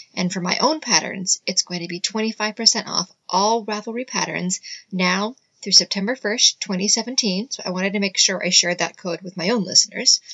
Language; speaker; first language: English; native; English